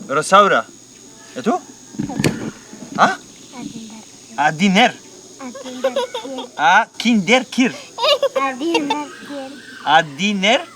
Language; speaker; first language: Spanish; non-native, learner; Serbian